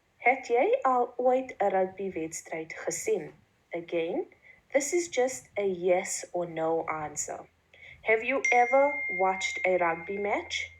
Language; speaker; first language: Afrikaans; non-native, local second language; English